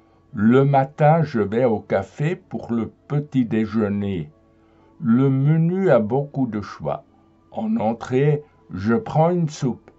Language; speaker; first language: French; non-native, fluent; German